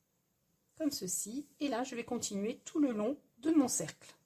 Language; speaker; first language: French; native; French